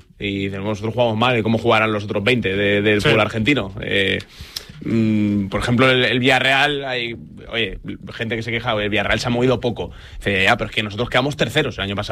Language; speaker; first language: Spanish; native; Spanish